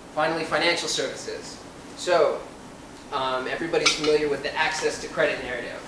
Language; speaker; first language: English; native; English